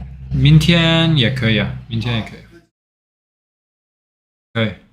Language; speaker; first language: Chinese; early bilingual, heritage; English